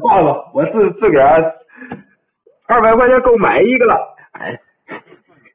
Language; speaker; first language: Chinese; native; Chinese